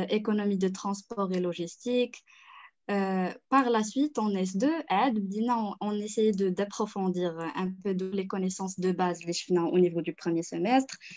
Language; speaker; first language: French; non-native, local second language; Arabic